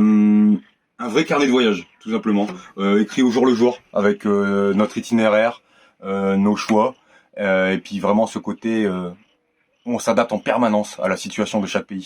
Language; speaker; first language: French; native; French